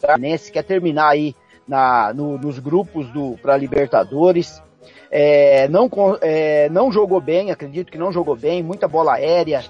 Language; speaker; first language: Portuguese; native; Portuguese